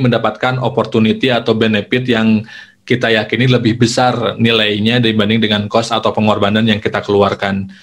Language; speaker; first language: Indonesian; native; Indonesian